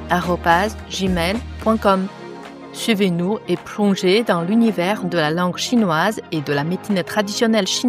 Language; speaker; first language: French; non-native, fluent; Chinese